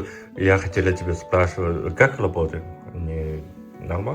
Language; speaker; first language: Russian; non-native, learner; Chinese